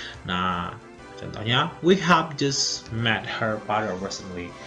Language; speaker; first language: English; non-native, fluent; Indonesian